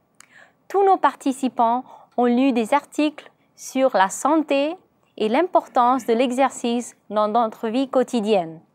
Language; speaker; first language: French; non-native, learner; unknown